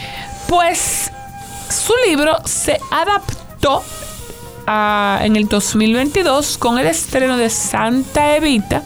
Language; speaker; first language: Spanish; native; Spanish